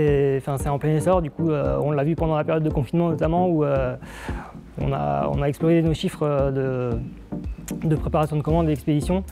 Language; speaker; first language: French; native; French